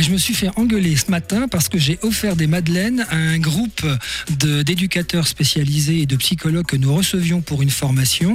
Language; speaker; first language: French; native; French